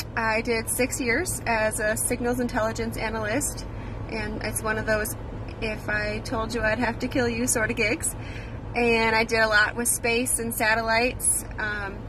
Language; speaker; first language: English; native; English